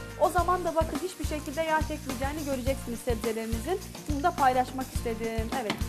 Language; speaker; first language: Turkish; non-native, local second language; Arabic